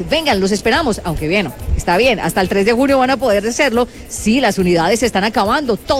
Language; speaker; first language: Spanish; native; Spanish